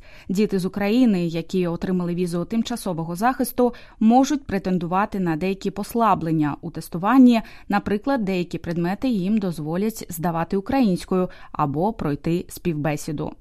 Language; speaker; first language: Ukrainian; native; Ukrainian